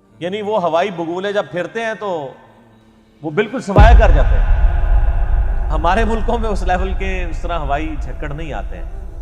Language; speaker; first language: Urdu; non-native, local second language; Punjabi